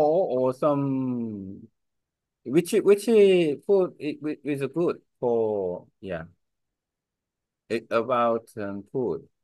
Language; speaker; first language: English; non-native, learner; Korean